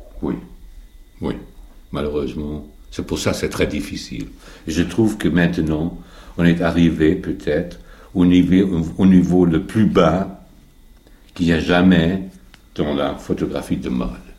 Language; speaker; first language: French; non-native, fluent; German